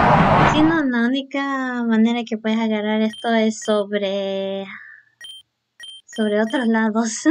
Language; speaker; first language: Spanish; early bilingual, heritage; Spanish